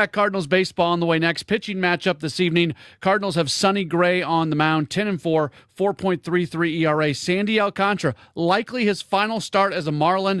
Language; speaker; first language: English; native; English